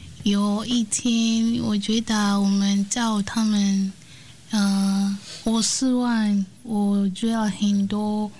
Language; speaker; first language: Chinese; non-native, learner; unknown